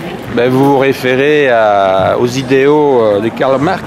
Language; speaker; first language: French; native; French